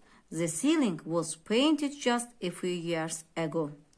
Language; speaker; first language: English; non-native, fluent; Azerbaijani